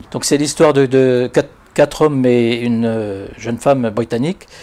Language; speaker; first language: French; native; French